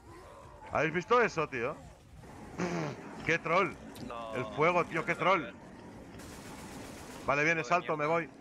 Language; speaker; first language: Spanish; native; Spanish